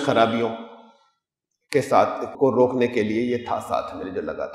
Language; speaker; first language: Urdu; native; Urdu